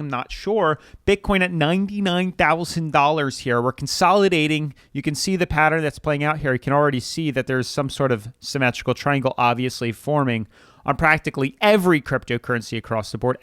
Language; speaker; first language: English; native; English